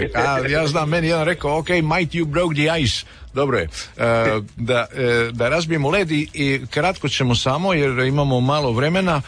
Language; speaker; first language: Serbian; native; Serbian